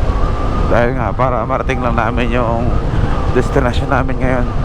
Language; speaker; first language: Filipino; native; Filipino